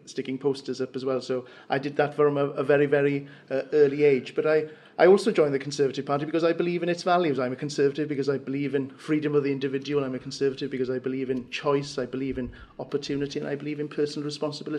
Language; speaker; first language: English; non-native, local second language; Welsh